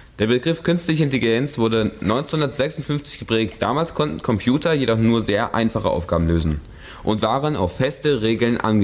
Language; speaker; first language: German; native; German